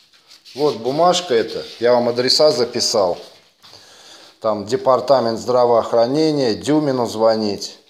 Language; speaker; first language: Russian; native; Russian